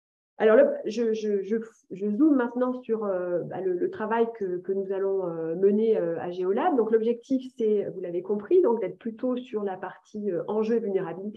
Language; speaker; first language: French; native; French